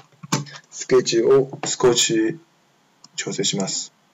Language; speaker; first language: Japanese; non-native, fluent; Chinese